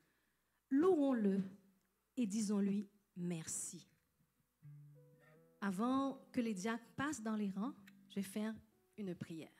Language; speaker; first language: French; native; French